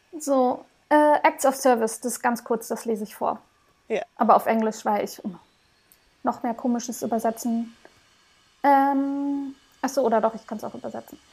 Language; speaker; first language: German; early bilingual, heritage; German